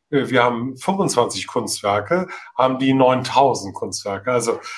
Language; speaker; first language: German; native; German